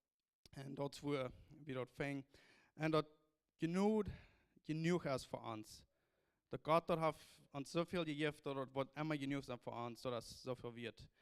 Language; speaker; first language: German; non-native, learner; Plautdietsch